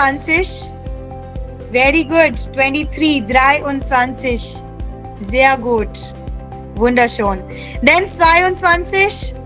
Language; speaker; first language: German; non-native, fluent; Hindi